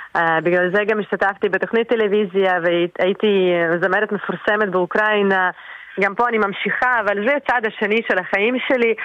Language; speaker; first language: Hebrew; non-native, fluent; Russian